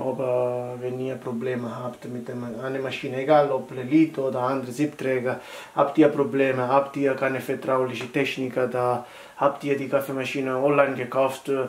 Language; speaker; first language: German; non-native, fluent; Italian